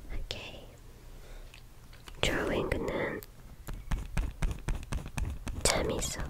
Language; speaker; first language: Korean; non-native, learner; Japanese